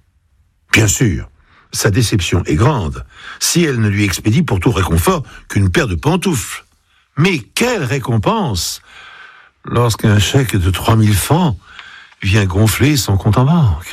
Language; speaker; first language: French; native; French